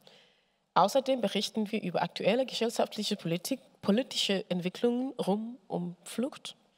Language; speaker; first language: German; non-native, fluent; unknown